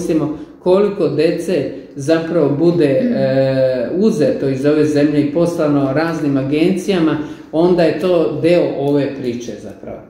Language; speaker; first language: Serbian; native; Serbian